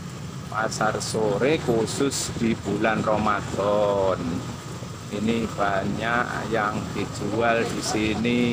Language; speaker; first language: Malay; non-native, local second language; Javanese